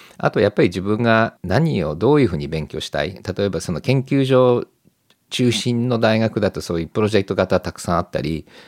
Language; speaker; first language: Japanese; native; Japanese